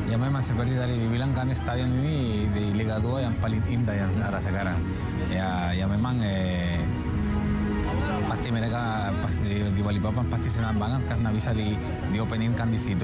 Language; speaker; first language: Indonesian; non-native, fluent; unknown